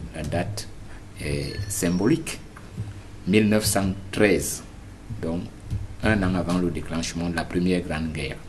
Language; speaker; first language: French; native; French